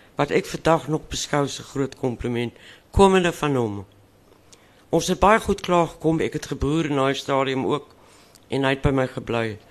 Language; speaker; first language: Afrikaans; native; Afrikaans